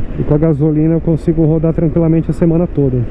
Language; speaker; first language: Portuguese; native; Portuguese